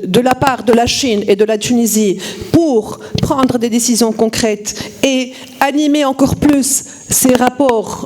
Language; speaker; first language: French; non-native, local second language; Arabic